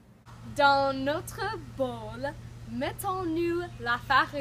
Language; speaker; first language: French; non-native, learner; English